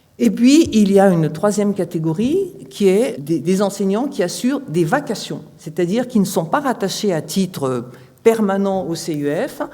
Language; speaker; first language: French; native; French